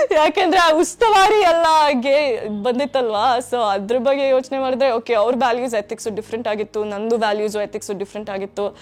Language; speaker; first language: Kannada; non-native, fluent; English